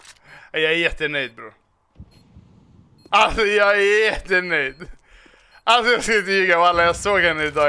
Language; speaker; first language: Swedish; native; Swedish